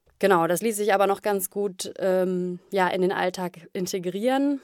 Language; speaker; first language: German; native; German